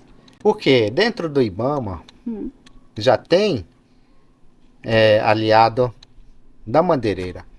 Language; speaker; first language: Portuguese; non-native, local second language; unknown